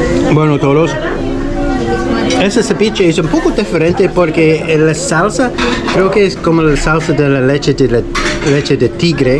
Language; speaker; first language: Spanish; non-native, learner; English